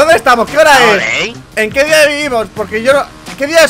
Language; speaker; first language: Spanish; native; Spanish